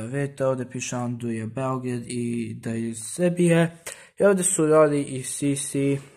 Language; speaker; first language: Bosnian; early bilingual, heritage; Bosnian